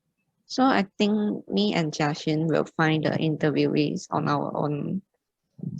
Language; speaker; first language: English; non-native, local second language; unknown